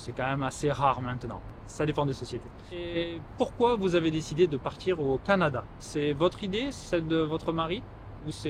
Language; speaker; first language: French; native; French